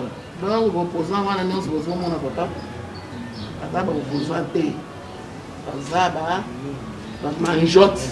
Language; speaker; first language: French; non-native, local second language; Lingala